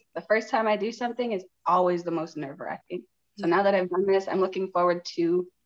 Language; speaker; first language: English; native; English